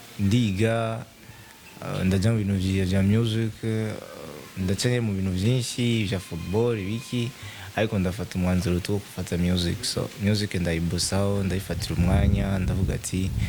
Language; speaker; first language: Rundi; native; Rundi